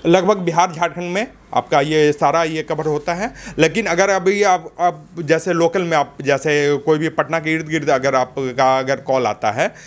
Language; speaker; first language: Hindi; native; Hindi